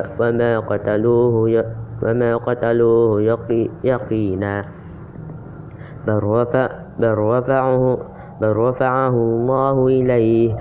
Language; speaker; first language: Arabic; non-native, learner; Indonesian